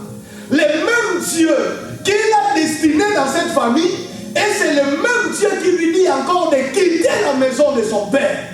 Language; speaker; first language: French; non-native, local second language; Lingala